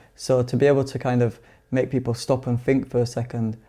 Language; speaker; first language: English; native; English